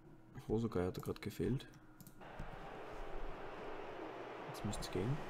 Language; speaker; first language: German; native; German